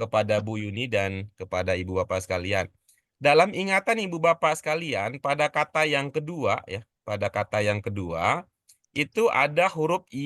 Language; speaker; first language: Indonesian; native; Indonesian